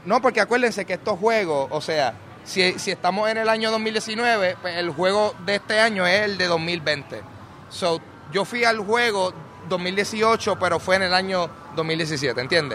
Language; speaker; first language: Spanish; native; Spanish